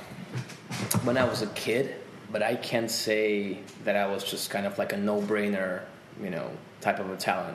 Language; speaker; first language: English; non-native, fluent; Russian